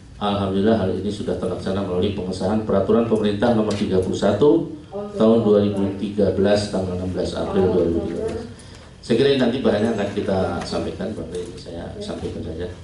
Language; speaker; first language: Indonesian; native; Indonesian